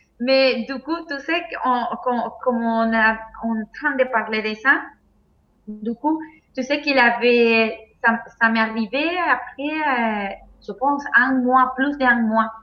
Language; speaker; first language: French; non-native, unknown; Spanish